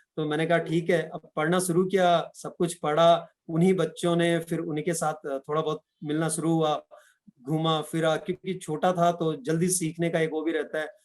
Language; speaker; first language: Hindi; non-native, local second language; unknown